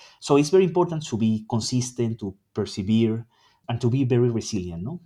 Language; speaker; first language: English; non-native, fluent; Spanish